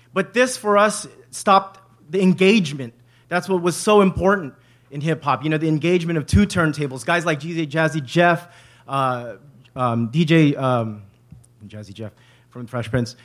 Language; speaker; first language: English; native; English